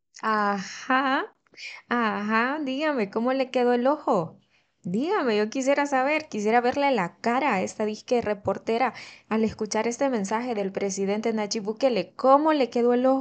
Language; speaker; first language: Spanish; native; Spanish